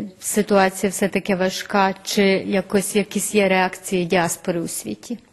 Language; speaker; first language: Ukrainian; early bilingual, heritage; Ukrainian